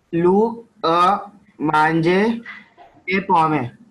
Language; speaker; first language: French; non-native, learner; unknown